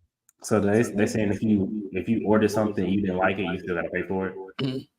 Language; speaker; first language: English; native; English